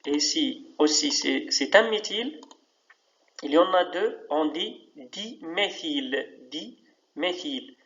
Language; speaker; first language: French; non-native, local second language; Arabic